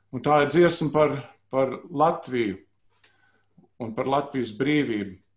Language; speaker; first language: Latvian; early bilingual, heritage; Latvian